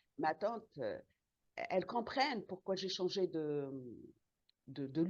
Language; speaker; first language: French; non-native, local second language; Arabic